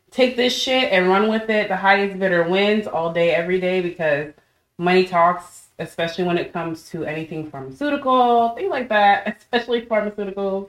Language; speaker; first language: English; native; English